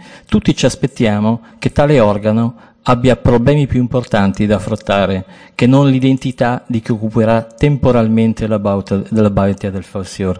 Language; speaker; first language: Italian; native; Italian